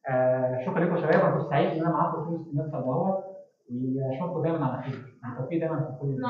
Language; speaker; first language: Arabic; native; Arabic